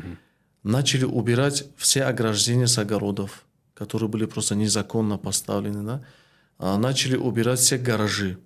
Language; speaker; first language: Russian; non-native, local second language; Tajik